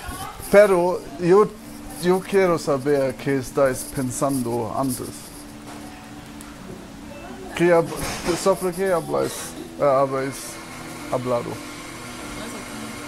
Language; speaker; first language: Spanish; non-native, learner; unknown